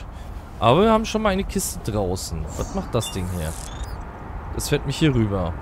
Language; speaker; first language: German; native; German